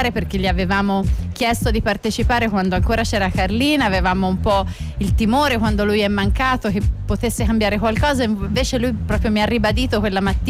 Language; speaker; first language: Italian; native; Italian